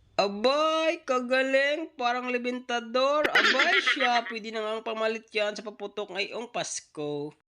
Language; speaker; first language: Filipino; native; Filipino